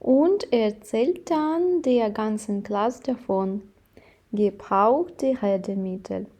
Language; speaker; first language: German; non-native, fluent; Ukrainian